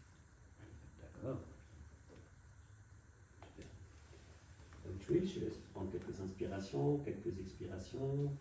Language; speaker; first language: French; native; French